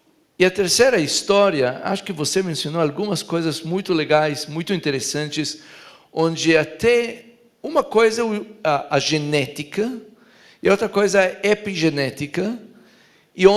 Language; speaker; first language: Portuguese; non-native, fluent; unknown